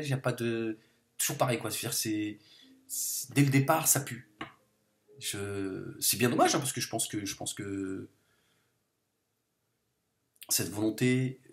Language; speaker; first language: French; native; French